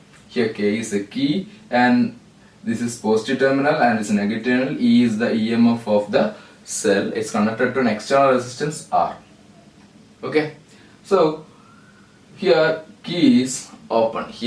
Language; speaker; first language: English; non-native, local second language; Malayalam